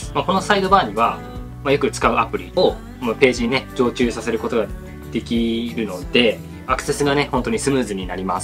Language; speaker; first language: Japanese; native; Japanese